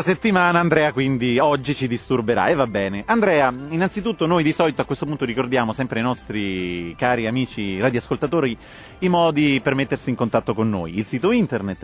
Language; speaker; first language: Italian; native; Italian